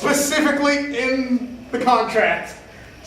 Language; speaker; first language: English; native; English